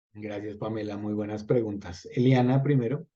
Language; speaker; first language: Spanish; native; Spanish